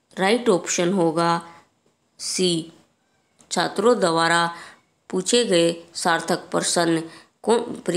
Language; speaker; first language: Hindi; native; Hindi